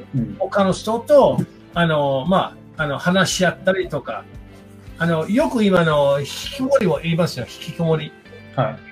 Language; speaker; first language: Japanese; non-native, fluent; English